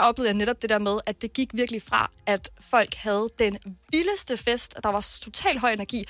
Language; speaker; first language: Danish; native; Danish